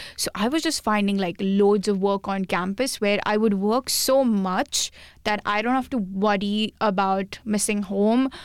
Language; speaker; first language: English; non-native, local second language; Hindi